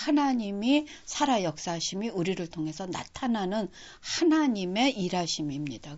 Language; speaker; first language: Korean; native; Korean